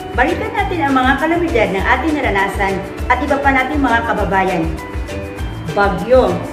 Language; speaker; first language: Filipino; non-native, local second language; Cebuano